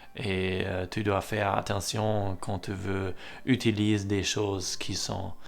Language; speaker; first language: French; non-native, learner; German